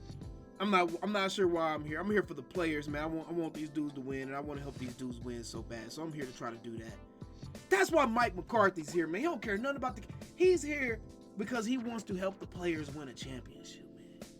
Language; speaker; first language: English; native; English